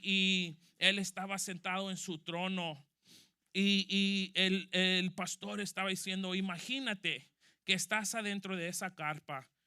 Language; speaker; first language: Spanish; early bilingual, heritage; Spanish